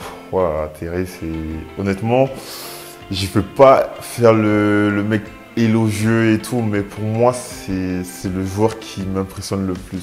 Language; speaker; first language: French; early bilingual, other home language; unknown